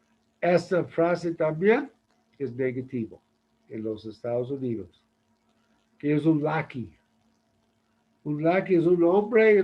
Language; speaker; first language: Spanish; non-native, learner; English